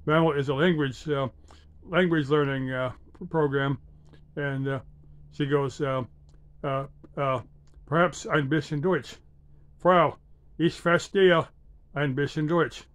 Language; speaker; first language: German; non-native, learner; English